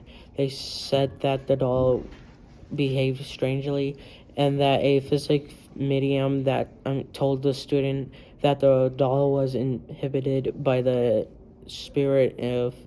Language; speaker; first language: English; native; English